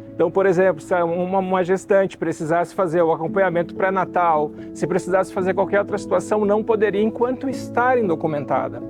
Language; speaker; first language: Portuguese; native; Portuguese